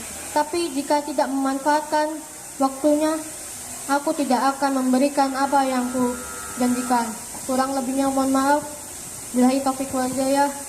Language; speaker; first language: Indonesian; native; Indonesian